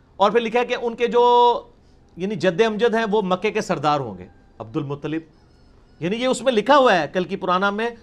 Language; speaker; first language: Urdu; native; Urdu